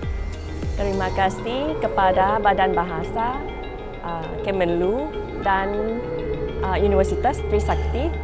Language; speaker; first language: Indonesian; non-native, learner; Thai